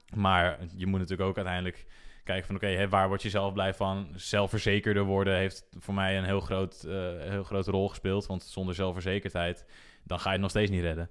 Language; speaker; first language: Dutch; native; Dutch